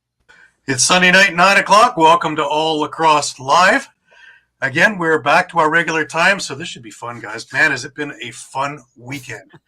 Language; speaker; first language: English; native; English